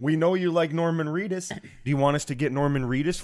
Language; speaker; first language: English; native; English